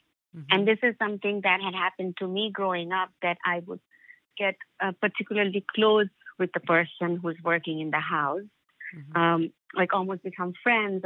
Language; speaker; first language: English; non-native, local second language; Bangla